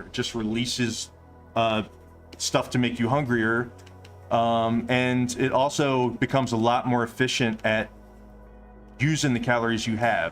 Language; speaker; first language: English; native; English